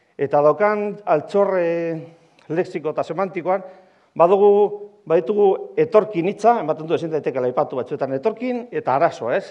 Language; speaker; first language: Basque; non-native, local second language; Spanish